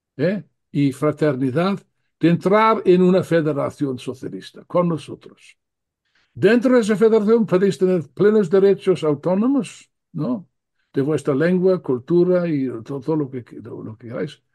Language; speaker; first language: Spanish; non-native, fluent; English